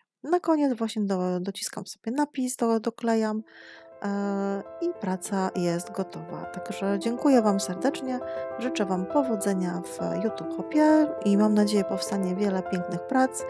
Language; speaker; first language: Polish; native; Polish